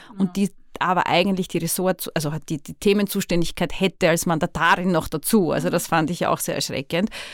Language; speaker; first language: German; native; German